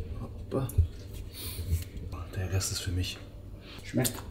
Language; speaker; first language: German; native; German